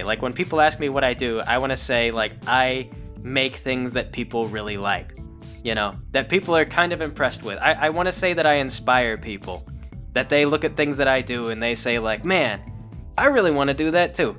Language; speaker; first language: English; native; English